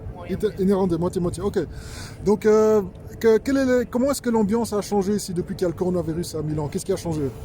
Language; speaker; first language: French; native; French